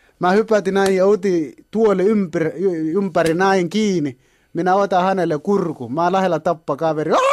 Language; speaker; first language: Finnish; non-native, learner; Kalenjin